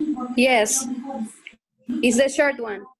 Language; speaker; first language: English; non-native, learner; Spanish